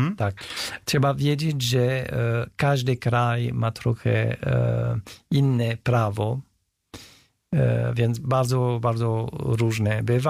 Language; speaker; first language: Polish; non-native, fluent; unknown